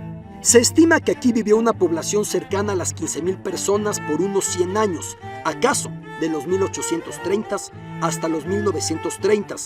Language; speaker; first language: Spanish; native; Spanish